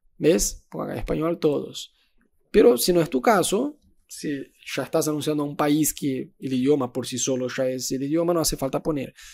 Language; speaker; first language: Spanish; non-native, fluent; Portuguese